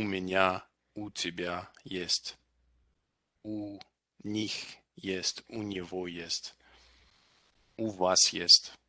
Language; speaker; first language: Russian; non-native, fluent; English